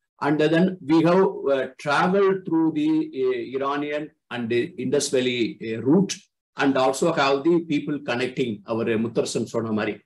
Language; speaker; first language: English; non-native, local second language; Tamil